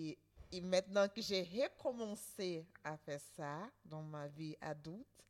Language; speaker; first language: French; non-native, learner; Portuguese